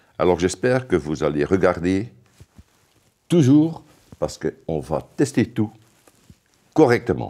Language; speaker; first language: French; non-native, local second language; Dutch